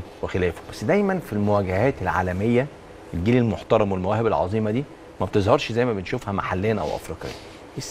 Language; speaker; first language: Arabic; native; Arabic